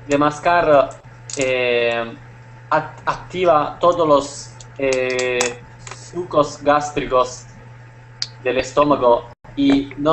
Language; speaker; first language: Spanish; non-native, learner; Italian